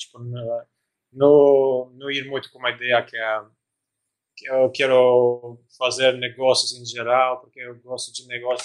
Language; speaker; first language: Portuguese; non-native, fluent; Albanian